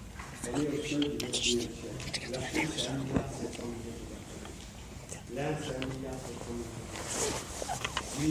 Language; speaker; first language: French; native; French